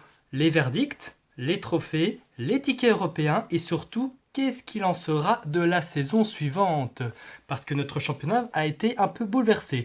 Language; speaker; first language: French; native; French